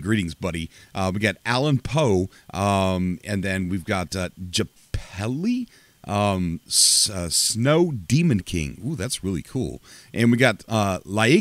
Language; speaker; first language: English; native; English